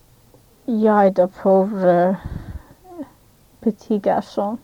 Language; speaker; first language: French; non-native, learner; English